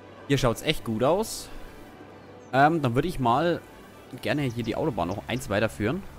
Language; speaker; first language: German; native; German